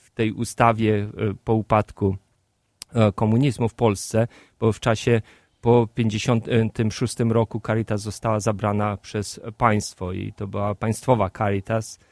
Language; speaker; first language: Polish; native; Polish